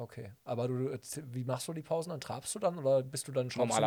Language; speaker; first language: German; native; German